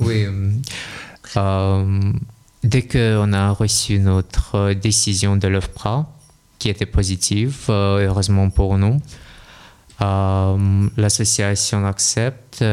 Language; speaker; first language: French; non-native, learner; Russian